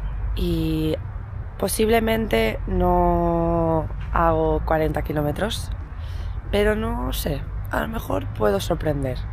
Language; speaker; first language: Spanish; non-native, learner; Italian